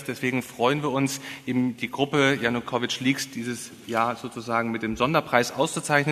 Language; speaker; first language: German; native; German